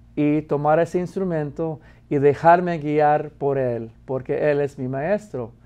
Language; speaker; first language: Spanish; non-native, fluent; English